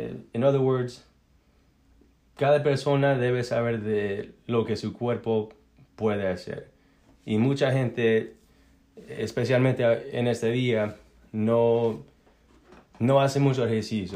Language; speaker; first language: Spanish; early bilingual, heritage; Spanish